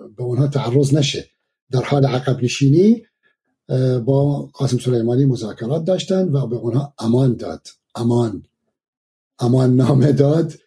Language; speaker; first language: Persian; non-native, fluent; Arabic